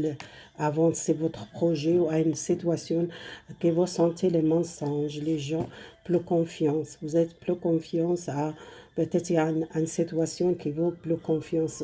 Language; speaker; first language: French; non-native, learner; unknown